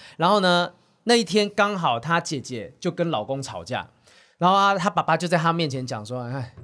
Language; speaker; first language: Chinese; native; Chinese